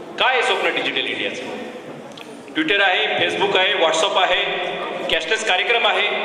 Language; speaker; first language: Marathi; native; Marathi